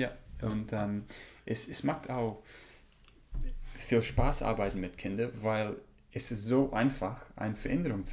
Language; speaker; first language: German; non-native, learner; English